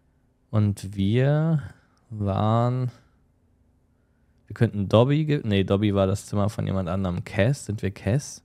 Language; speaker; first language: German; native; German